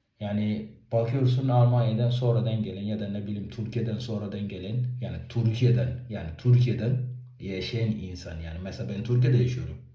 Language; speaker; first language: Turkish; non-native, fluent; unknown